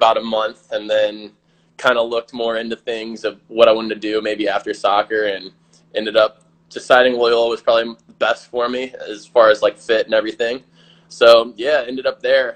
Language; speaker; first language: English; native; English